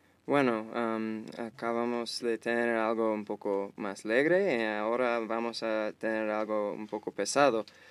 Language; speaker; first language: Spanish; non-native, fluent; English